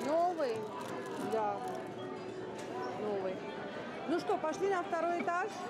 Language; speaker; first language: Russian; native; Russian